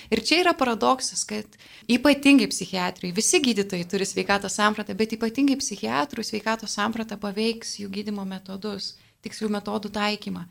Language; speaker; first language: Lithuanian; native; Lithuanian